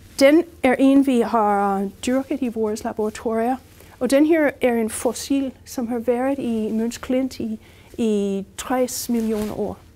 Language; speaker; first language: Danish; non-native, fluent; English